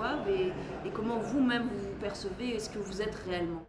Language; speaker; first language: French; native; French